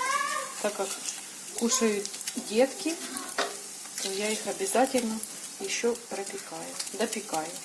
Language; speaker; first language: Russian; native; Russian